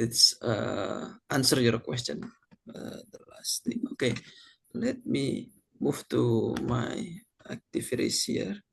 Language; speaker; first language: English; non-native, fluent; Indonesian